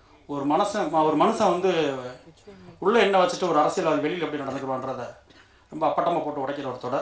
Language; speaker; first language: Tamil; native; Tamil